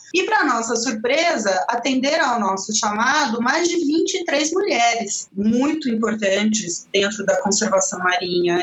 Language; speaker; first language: Portuguese; non-native, fluent; Spanish